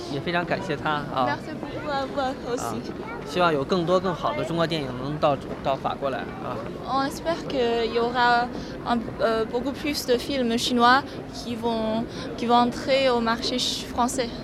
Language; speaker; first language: French; non-native, fluent; Chinese